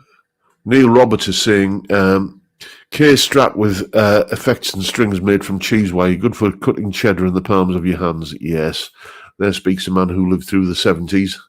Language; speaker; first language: English; native; English